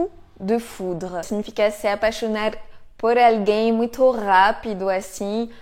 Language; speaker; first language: Portuguese; non-native, fluent; French